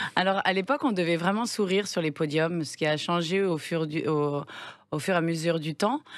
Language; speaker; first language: French; native; French